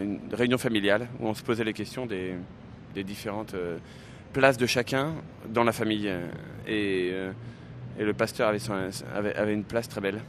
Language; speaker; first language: French; native; French